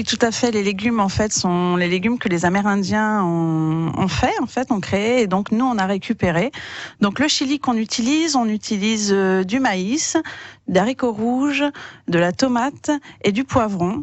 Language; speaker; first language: French; native; French